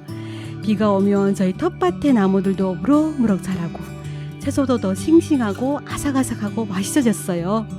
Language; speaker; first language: Korean; non-native, fluent; Chinese